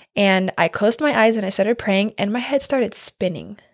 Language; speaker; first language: English; native; English